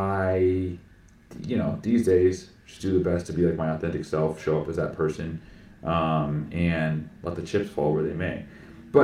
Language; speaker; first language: English; native; English